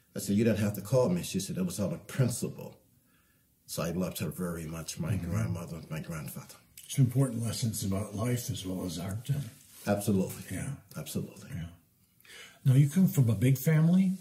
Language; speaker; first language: English; native; English